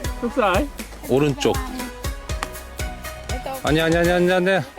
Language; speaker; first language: Korean; native; Korean